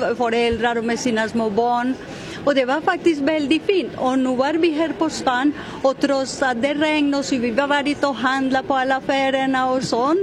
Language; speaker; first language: Swedish; non-native, learner; Spanish